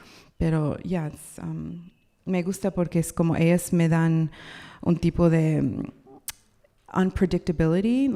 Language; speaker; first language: Spanish; non-native, learner; English